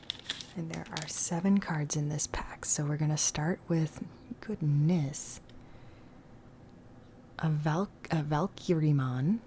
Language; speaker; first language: English; native; English